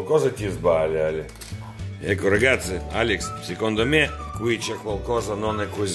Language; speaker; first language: Italian; non-native, fluent; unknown